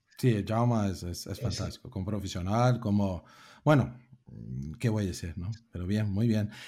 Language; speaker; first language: Spanish; non-native, fluent; Portuguese